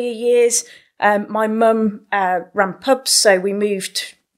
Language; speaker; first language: English; native; English